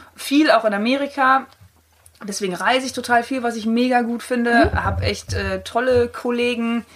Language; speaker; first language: German; native; German